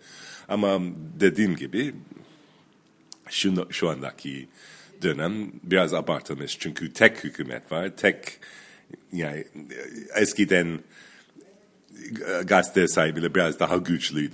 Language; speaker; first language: Turkish; non-native, fluent; English